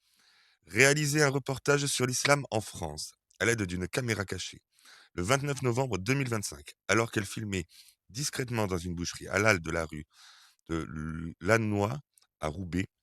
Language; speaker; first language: French; native; French